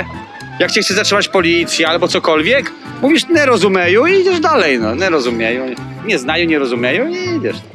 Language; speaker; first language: Polish; native; Polish